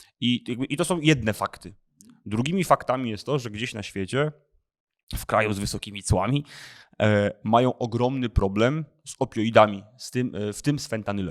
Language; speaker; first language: Polish; native; Polish